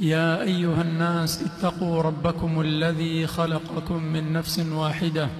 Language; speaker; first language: Arabic; non-native, fluent; Swahili